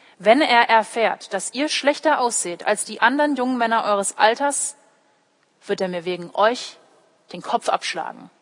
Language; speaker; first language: German; early bilingual, other home language; English